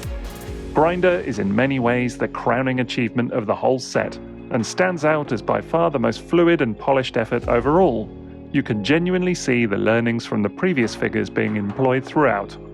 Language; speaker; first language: English; native; English